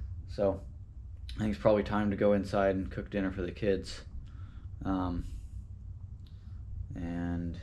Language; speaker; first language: English; native; English